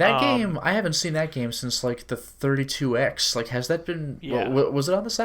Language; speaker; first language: English; native; English